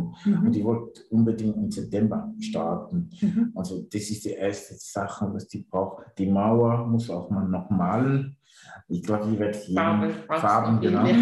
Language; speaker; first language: German; non-native, learner; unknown